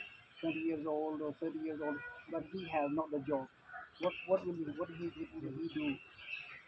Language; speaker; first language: English; non-native, local second language; Urdu